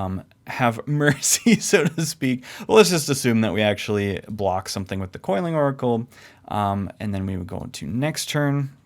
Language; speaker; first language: English; native; English